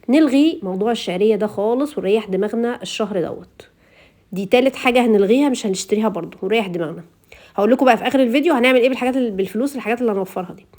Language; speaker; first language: Arabic; native; Arabic